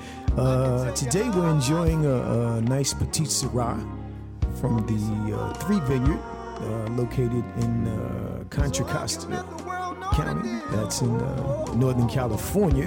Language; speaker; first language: English; native; English